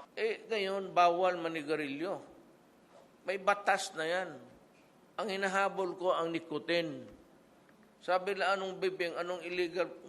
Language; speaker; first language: Filipino; non-native, local second language; Cebuano